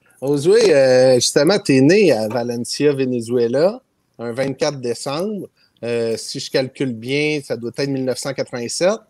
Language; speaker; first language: French; native; French